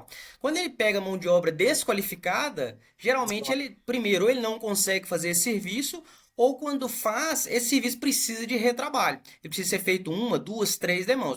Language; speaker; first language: Portuguese; native; Portuguese